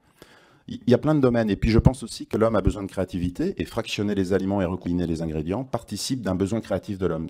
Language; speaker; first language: French; native; French